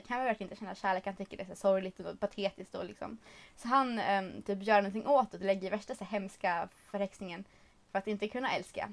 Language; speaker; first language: Swedish; native; Swedish